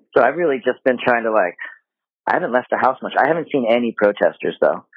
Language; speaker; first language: English; non-native, fluent; Japanese